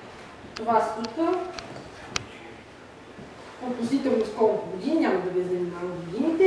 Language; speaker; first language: Bulgarian; native; Bulgarian